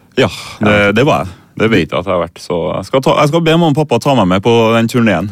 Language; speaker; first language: Norwegian; early bilingual, other home language; Swahili